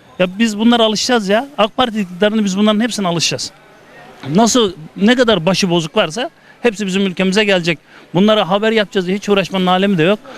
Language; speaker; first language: Turkish; native; Turkish